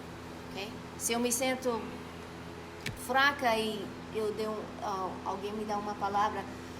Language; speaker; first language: Portuguese; non-native, fluent; Spanish